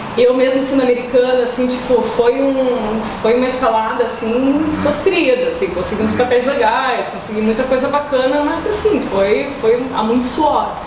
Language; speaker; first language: Portuguese; early bilingual, other home language; English